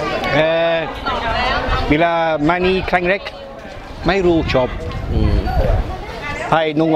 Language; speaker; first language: Thai; non-native, learner; English